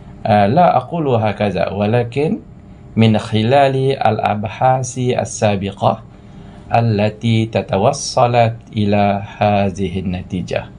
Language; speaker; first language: Arabic; non-native, fluent; Malay